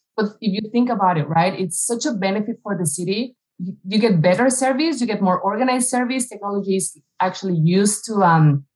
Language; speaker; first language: English; non-native, fluent; Spanish